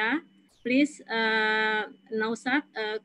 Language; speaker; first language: English; non-native, fluent; Indonesian